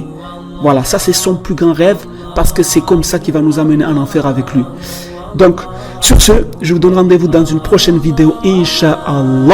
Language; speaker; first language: French; native; French